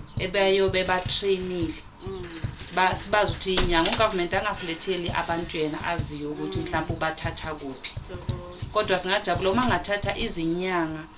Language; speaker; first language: Zulu; non-native, local second language; South Ndebele